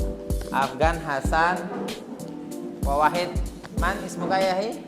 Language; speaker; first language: Arabic; non-native, fluent; Indonesian